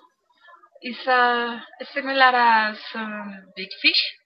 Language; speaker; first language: English; non-native, learner; Spanish